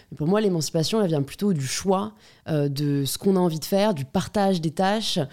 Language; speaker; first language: French; native; French